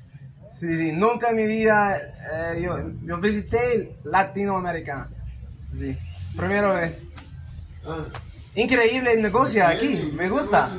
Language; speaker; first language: Spanish; non-native, learner; English